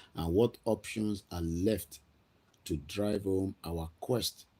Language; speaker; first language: English; non-native, local second language; Yoruba